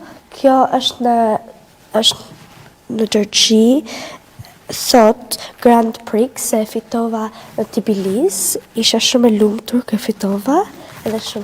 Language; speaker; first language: Albanian; early bilingual, heritage; Albanian